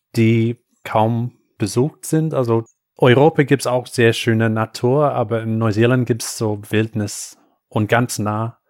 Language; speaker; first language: German; non-native, fluent; English